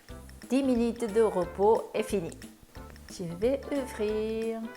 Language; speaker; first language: French; non-native, learner; Japanese